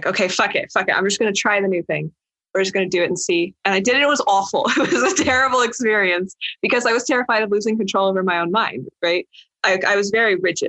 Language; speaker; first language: English; native; English